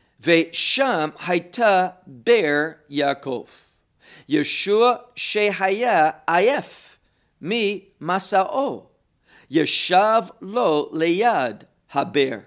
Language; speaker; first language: Hebrew; non-native, fluent; English